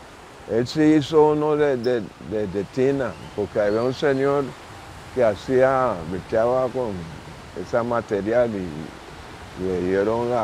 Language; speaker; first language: Spanish; non-native, local second language; English